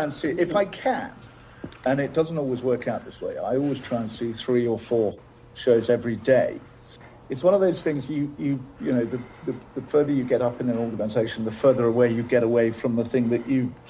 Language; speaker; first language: English; native; English